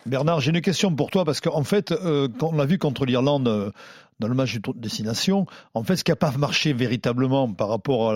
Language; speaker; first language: French; native; French